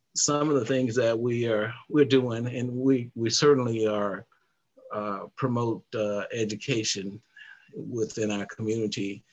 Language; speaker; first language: English; native; English